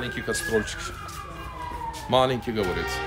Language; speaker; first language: Russian; non-native, learner; Turkish